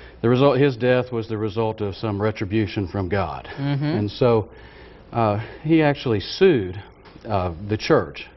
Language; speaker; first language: English; native; English